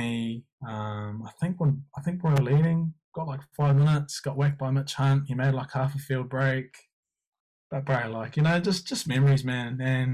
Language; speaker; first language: English; native; English